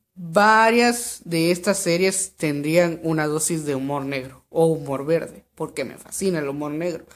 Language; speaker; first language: Spanish; native; Spanish